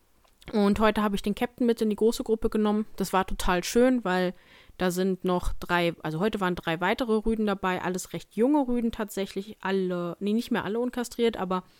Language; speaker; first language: German; native; German